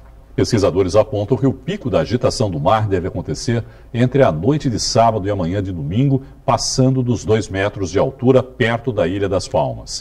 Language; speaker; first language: Portuguese; native; Portuguese